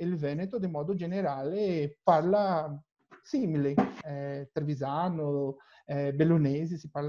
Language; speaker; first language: Italian; non-native, learner; Portuguese